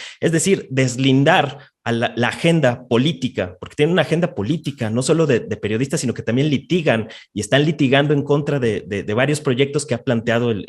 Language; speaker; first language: Spanish; native; Spanish